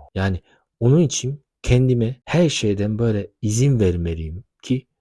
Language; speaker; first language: Turkish; non-native, fluent; Japanese